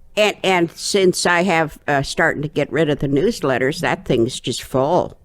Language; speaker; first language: English; native; English